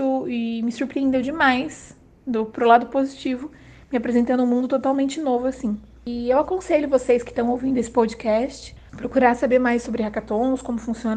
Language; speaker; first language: Portuguese; native; Portuguese